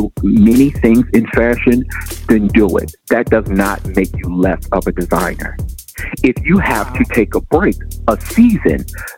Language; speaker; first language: English; native; English